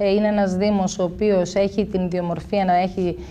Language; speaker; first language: Greek; native; Greek